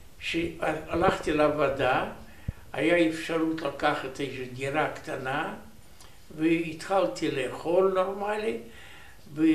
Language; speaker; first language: Hebrew; non-native, learner; Romanian